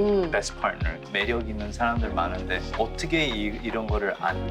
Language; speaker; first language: Korean; early bilingual, heritage; English